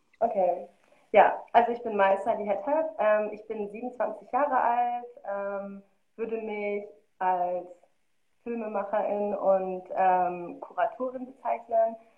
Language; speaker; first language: German; early bilingual, other home language; Arabic